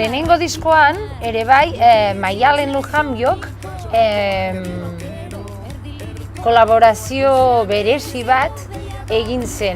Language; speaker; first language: Basque; non-native, local second language; Catalan